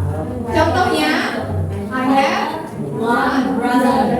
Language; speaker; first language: English; non-native, fluent; Indonesian